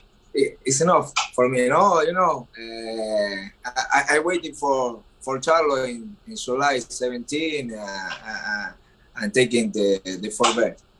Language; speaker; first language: English; non-native, learner; Spanish